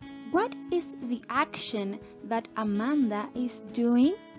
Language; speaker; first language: English; non-native, fluent; Spanish